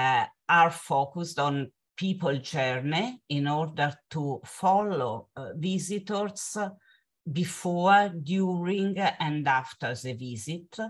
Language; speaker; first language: English; non-native, fluent; Italian